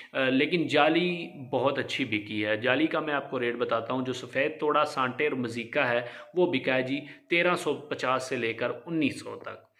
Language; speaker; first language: Urdu; non-native, local second language; Punjabi